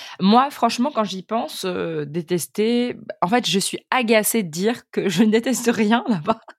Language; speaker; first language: French; native; French